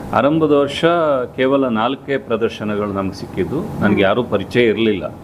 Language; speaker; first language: Kannada; native; Kannada